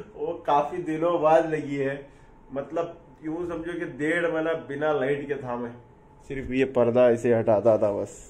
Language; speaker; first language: Hindi; non-native, local second language; Urdu